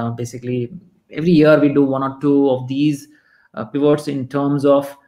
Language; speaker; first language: English; non-native, local second language; Kannada